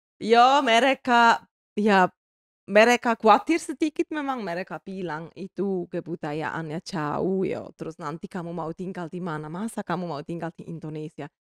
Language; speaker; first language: Indonesian; non-native, fluent; Swiss German